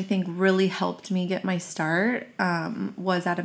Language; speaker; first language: English; native; English